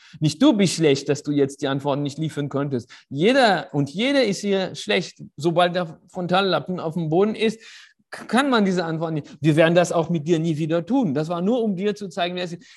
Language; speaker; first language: German; non-native, fluent; French